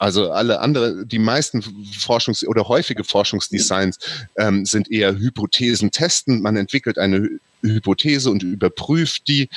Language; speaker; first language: German; native; German